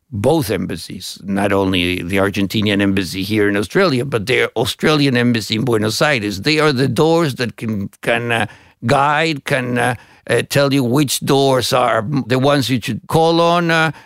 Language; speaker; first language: English; non-native, fluent; Spanish